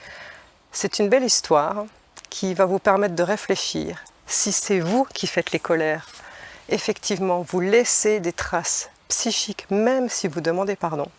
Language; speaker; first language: French; native; French